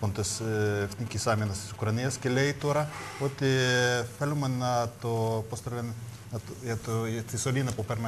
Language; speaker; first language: Greek; non-native, learner; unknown